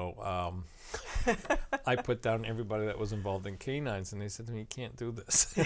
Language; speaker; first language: English; native; English